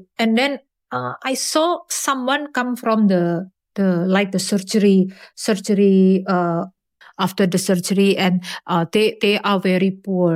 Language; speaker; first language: English; non-native, learner; Indonesian